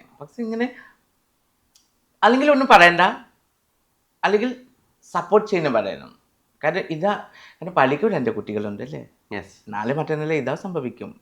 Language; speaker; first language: Malayalam; non-native, fluent; Assamese